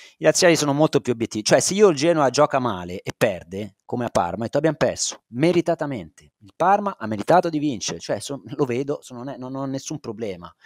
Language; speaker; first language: Italian; native; Italian